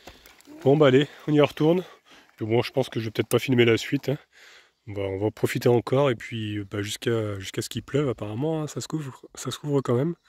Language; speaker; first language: French; native; French